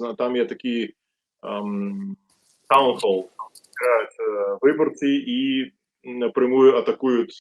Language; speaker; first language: Ukrainian; non-native, fluent; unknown